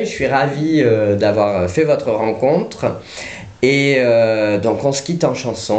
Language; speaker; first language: French; native; French